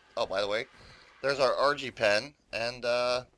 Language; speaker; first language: English; native; English